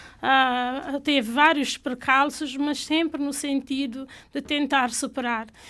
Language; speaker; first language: Portuguese; non-native, local second language; Fula